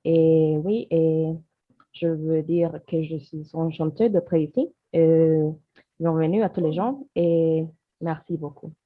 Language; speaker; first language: French; non-native, learner; Spanish